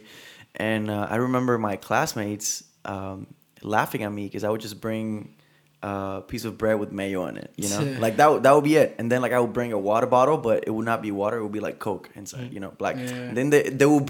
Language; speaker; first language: English; non-native, fluent; Spanish